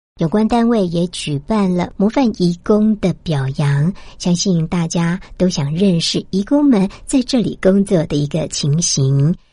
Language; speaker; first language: Chinese; native; Chinese